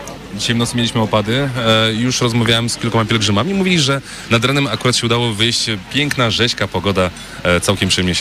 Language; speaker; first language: Polish; native; Polish